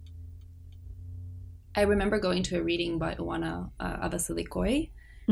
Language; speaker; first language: English; non-native, local second language; Afrikaans